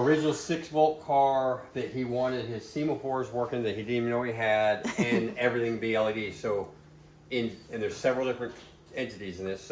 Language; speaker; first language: English; native; English